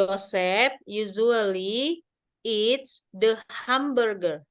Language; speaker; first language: English; non-native, learner; Indonesian